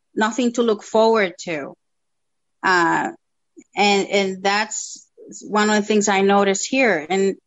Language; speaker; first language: English; non-native, fluent; Spanish